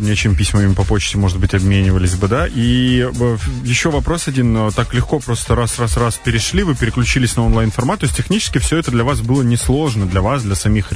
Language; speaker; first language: Russian; native; Russian